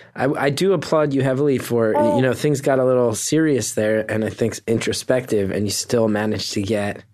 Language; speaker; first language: English; native; English